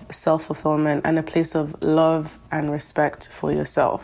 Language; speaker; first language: English; non-native, local second language; Yoruba